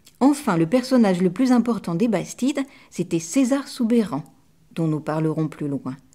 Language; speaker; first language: French; native; French